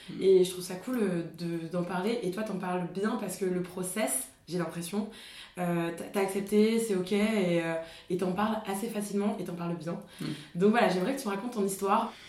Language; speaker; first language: French; native; French